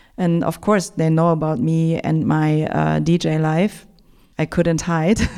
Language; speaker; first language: English; non-native, fluent; German